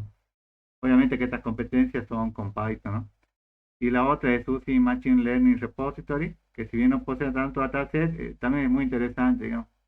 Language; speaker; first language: Spanish; native; Spanish